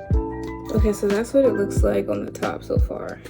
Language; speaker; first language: English; native; English